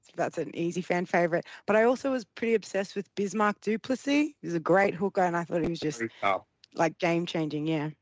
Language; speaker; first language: English; early bilingual, other home language; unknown